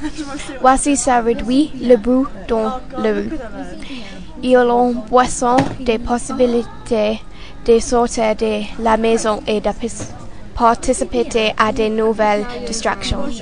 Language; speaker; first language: French; non-native, learner; English